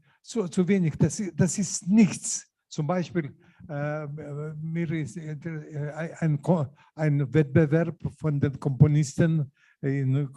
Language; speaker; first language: German; non-native, learner; Lithuanian